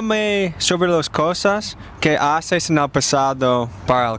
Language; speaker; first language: Spanish; non-native, learner; English